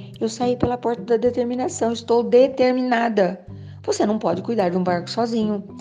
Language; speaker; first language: Portuguese; native; Portuguese